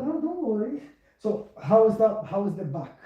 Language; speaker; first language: English; non-native, fluent; Portuguese